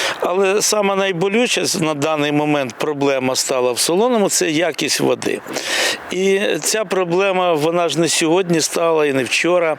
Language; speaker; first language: Ukrainian; native; Ukrainian